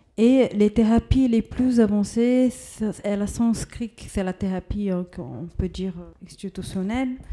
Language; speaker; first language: French; non-native, fluent; Portuguese